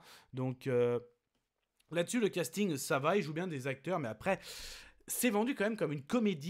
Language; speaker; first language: French; native; French